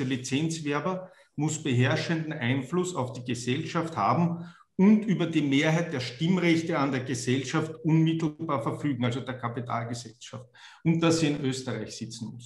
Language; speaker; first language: German; native; German